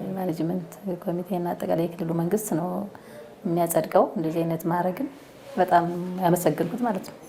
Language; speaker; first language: Amharic; native; Amharic